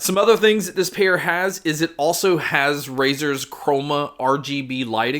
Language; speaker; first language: English; native; English